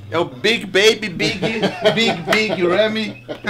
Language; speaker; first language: English; non-native, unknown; Portuguese